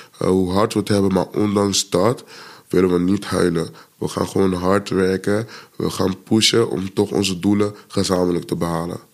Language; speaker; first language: Dutch; early bilingual, other home language; Papiamento